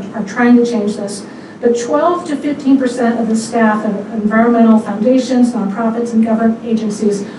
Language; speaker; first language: English; native; English